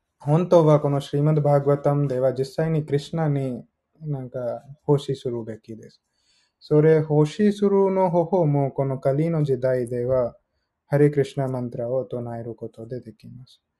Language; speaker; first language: Japanese; non-native, learner; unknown